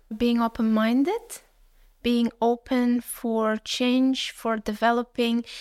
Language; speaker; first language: English; non-native, fluent; Uzbek